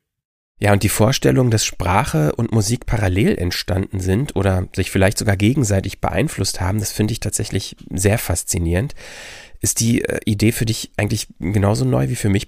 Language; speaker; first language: German; native; German